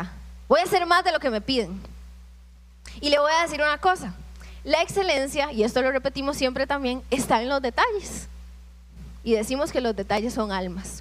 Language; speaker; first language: Spanish; native; Spanish